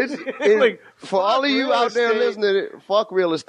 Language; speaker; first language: English; native; English